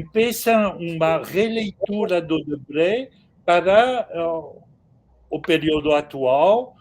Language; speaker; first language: Portuguese; non-native, fluent; French